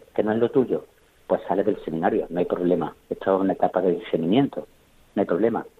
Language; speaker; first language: Spanish; native; Spanish